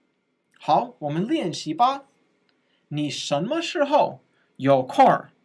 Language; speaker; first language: Chinese; non-native, fluent; English